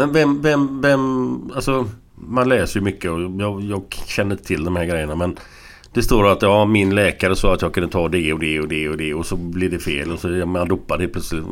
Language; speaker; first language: Swedish; native; Swedish